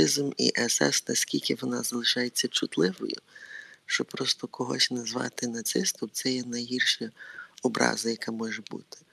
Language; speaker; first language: Ukrainian; early bilingual, heritage; Ukrainian